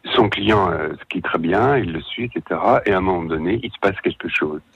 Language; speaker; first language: French; native; French